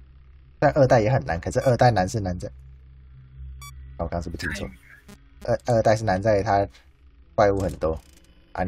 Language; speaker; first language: Chinese; native; Chinese